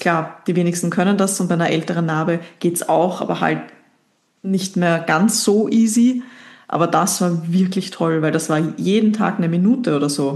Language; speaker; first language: German; native; German